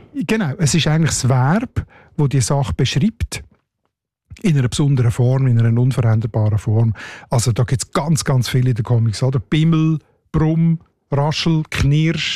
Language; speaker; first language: German; native; German